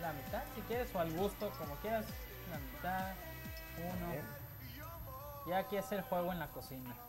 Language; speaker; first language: Spanish; native; Spanish